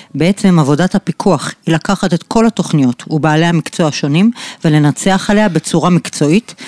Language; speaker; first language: Hebrew; non-native, fluent; English